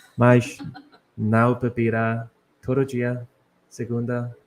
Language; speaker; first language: Portuguese; non-native, learner; English